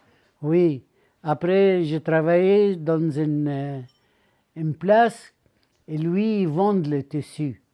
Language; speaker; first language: French; non-native, learner; Arabic